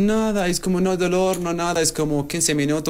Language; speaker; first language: Spanish; non-native, learner; Arabic